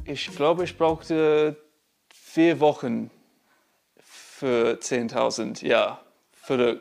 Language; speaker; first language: German; non-native, learner; English